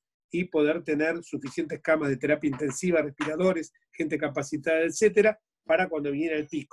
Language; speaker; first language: Spanish; native; Spanish